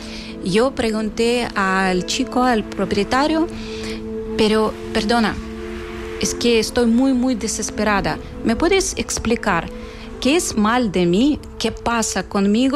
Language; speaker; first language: Spanish; non-native, fluent; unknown